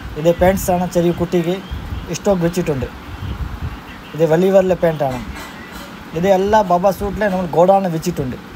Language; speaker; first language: Malayalam; non-native, local second language; Hindi